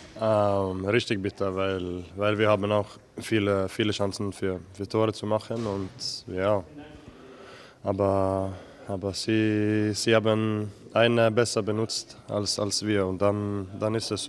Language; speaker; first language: German; non-native, learner; Norwegian